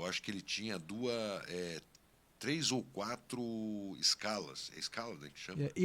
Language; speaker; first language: Portuguese; native; Portuguese